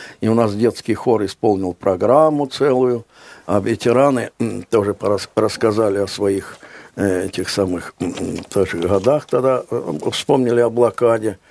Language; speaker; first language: Russian; native; Russian